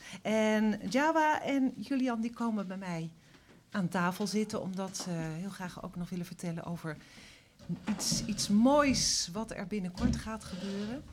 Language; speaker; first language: Dutch; native; Dutch